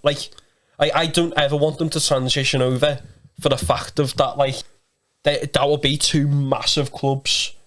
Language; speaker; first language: English; native; English